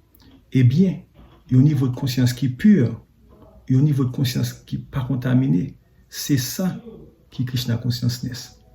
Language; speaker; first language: French; non-native, learner; Haitian Creole